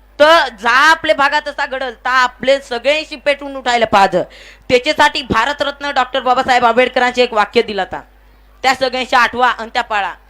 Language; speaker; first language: Marathi; non-native, local second language; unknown